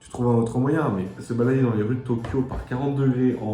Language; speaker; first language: French; native; French